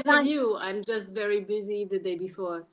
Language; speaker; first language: English; non-native, learner; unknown